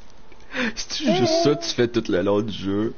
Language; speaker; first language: French; native; French